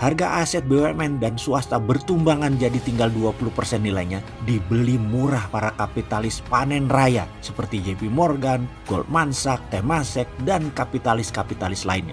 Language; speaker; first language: Indonesian; native; Indonesian